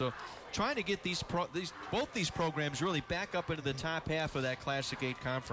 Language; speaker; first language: English; native; English